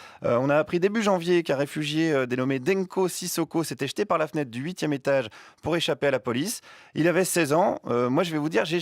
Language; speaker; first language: French; native; French